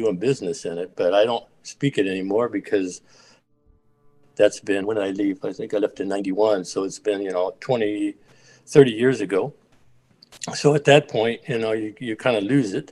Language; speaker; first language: English; native; English